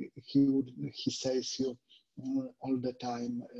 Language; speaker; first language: English; non-native, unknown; Polish